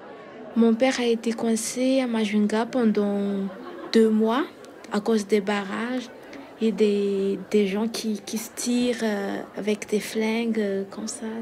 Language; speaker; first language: French; non-native, local second language; Malagasy